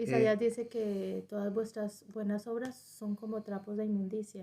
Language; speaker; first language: Spanish; native; Spanish